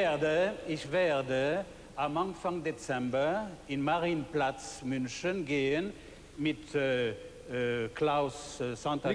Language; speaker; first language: German; non-native, fluent; French